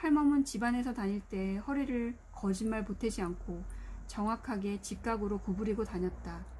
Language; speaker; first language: Korean; native; Korean